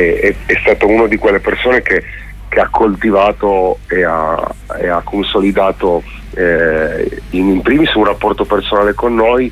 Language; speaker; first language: Italian; native; Italian